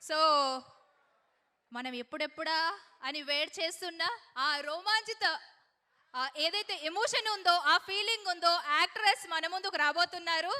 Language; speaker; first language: Telugu; native; Telugu